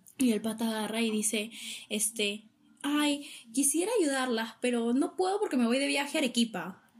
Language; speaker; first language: Spanish; native; Spanish